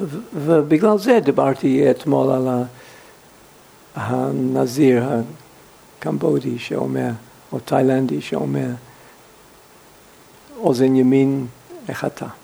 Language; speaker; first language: Hebrew; non-native, fluent; English